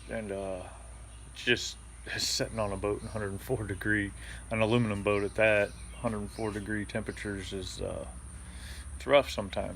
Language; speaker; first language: English; native; English